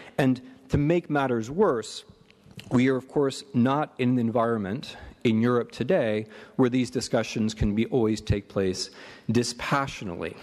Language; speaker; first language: English; native; English